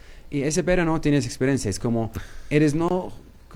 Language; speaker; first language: Spanish; non-native, learner; Arabic